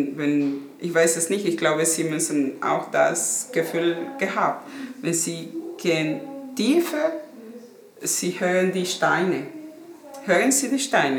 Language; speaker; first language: German; non-native, learner; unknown